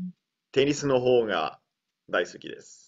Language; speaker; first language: Japanese; non-native, learner; Italian